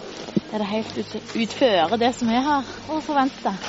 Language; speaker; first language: Norwegian; native; Norwegian